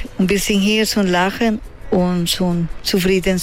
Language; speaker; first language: German; non-native, learner; Spanish